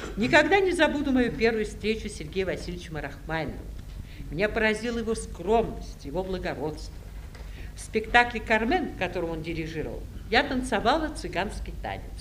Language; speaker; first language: Russian; native; Russian